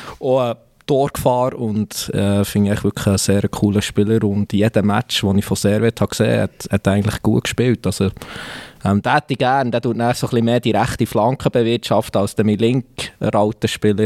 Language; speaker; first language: German; native; German